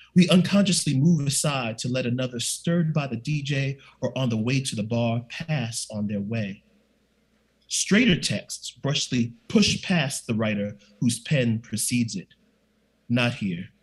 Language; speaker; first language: English; native; English